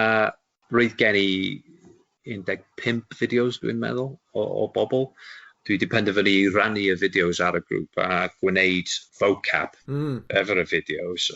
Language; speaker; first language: Welsh; non-native, local second language; English